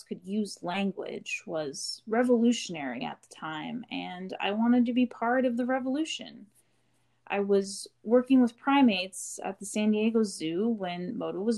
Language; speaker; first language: English; native; English